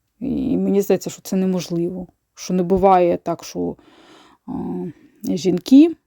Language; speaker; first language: Ukrainian; native; Ukrainian